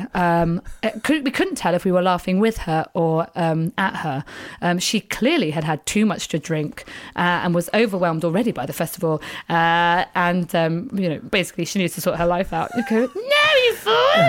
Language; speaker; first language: English; native; English